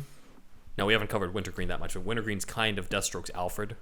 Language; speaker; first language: English; native; English